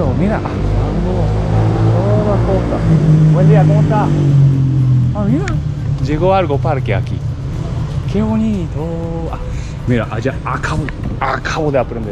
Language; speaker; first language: Spanish; non-native, learner; Japanese